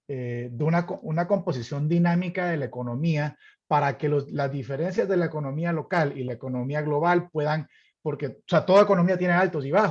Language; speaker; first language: Spanish; native; Spanish